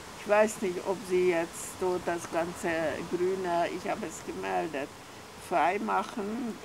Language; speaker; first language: German; non-native, fluent; Hungarian